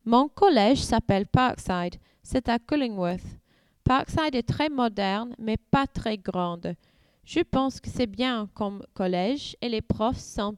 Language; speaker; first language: French; non-native, learner; English